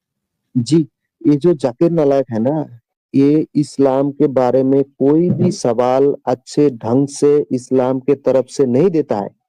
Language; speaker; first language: Hindi; non-native, local second language; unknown